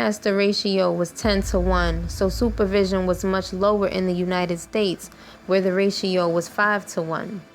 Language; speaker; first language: English; native; English